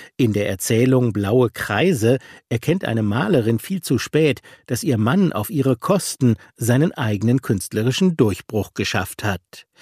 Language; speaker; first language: German; native; German